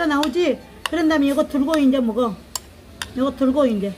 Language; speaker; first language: Korean; native; Korean